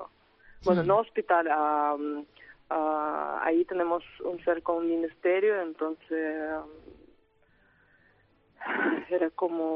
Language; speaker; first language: Spanish; non-native, fluent; Ukrainian